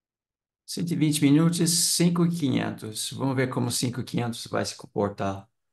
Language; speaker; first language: Portuguese; non-native, fluent; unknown